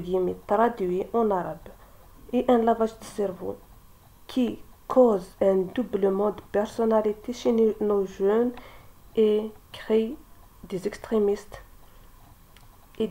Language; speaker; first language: French; non-native, local second language; Kabyle